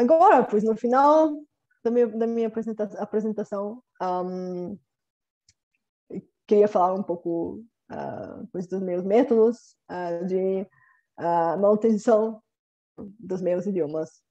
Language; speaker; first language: Portuguese; non-native, fluent; Bulgarian